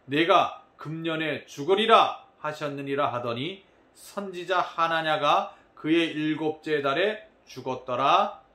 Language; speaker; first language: Korean; native; Korean